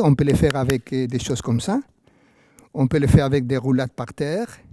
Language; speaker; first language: French; non-native, fluent; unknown